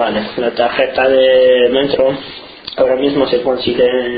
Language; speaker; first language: Spanish; non-native, fluent; Romanian